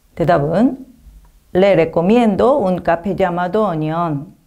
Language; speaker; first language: Spanish; non-native, learner; Korean